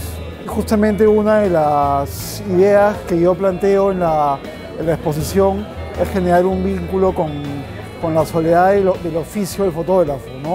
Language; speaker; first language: Spanish; native; Spanish